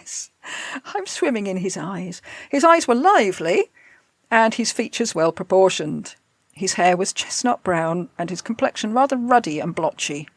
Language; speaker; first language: English; native; English